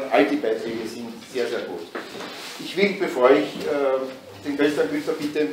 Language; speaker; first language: German; native; German